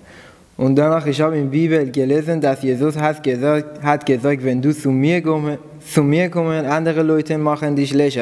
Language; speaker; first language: German; non-native, learner; Persian